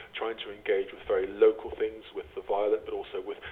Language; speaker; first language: English; native; English